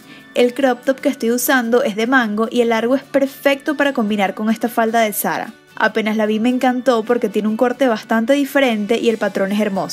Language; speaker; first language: Spanish; native; Spanish